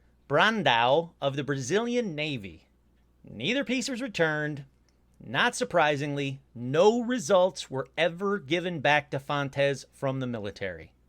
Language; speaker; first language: English; native; English